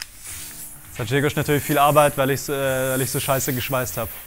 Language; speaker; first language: German; native; German